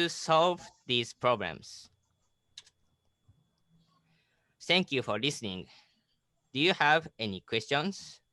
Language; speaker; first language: English; non-native, learner; Japanese